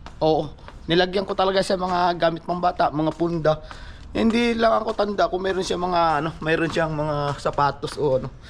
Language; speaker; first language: Filipino; native; Filipino